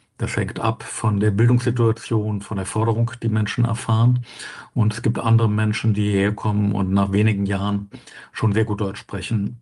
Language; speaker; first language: German; native; German